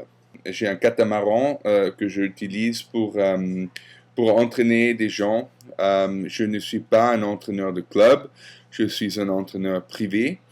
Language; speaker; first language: French; non-native, fluent; German